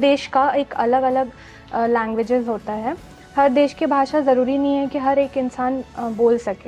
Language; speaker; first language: Hindi; native; Hindi